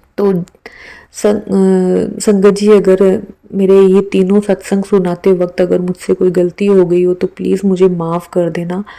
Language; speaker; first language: Hindi; native; Hindi